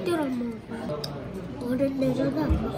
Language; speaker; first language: Korean; native; Korean